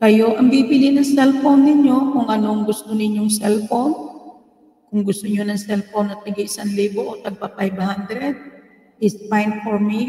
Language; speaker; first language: Filipino; native; Filipino